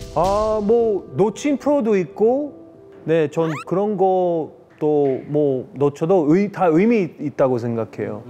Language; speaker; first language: Korean; non-native, fluent; French